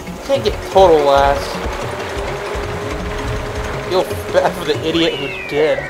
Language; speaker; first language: English; native; English